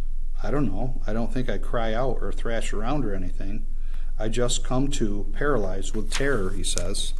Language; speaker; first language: English; native; English